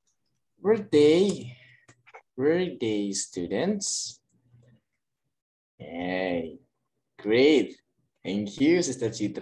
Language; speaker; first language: English; non-native, fluent; Indonesian